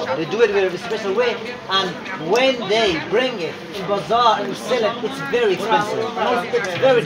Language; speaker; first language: English; non-native, fluent; Persian